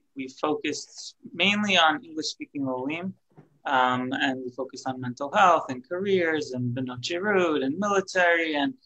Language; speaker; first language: English; native; English